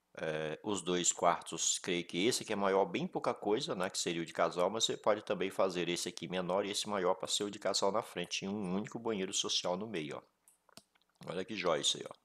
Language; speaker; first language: Portuguese; native; Portuguese